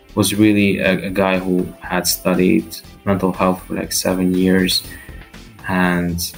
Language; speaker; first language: English; non-native, fluent; Albanian